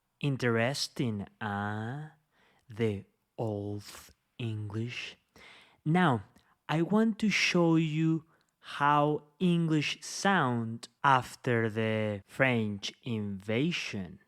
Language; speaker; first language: English; non-native, fluent; Spanish